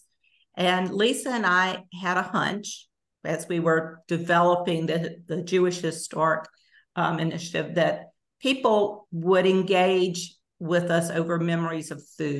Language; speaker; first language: English; native; English